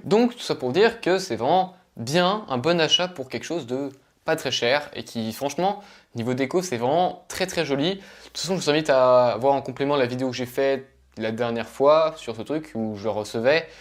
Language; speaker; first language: French; native; French